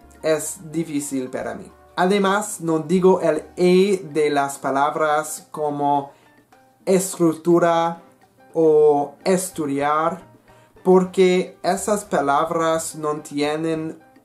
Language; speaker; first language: Spanish; non-native, learner; English